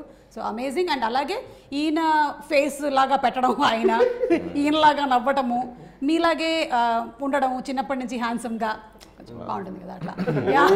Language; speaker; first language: Telugu; native; Telugu